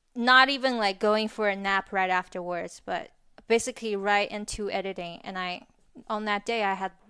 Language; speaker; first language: English; non-native, fluent; Chinese